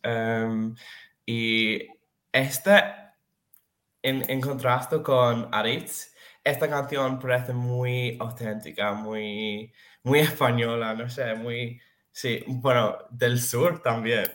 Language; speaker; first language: Spanish; non-native, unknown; English